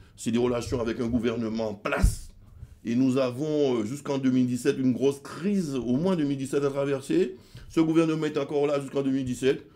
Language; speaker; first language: French; native; French